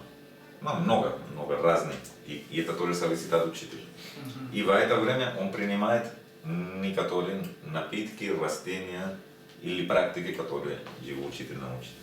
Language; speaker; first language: Russian; non-native, learner; Spanish